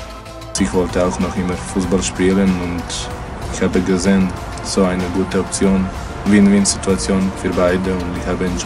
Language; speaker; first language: German; non-native, learner; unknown